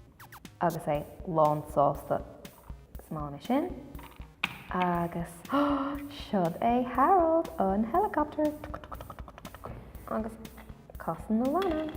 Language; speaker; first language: Irish; non-native, local second language; English